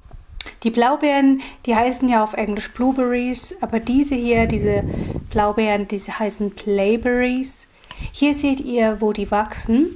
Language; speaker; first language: German; native; German